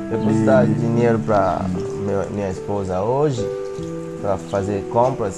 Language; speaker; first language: Portuguese; non-native, fluent; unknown